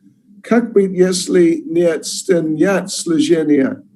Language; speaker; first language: Russian; non-native, learner; English